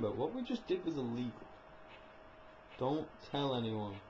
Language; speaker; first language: English; native; English